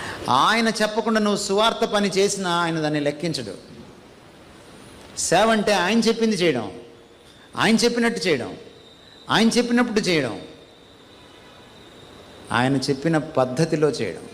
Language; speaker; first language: Telugu; native; Telugu